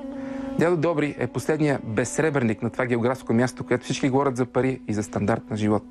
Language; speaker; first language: Bulgarian; native; Bulgarian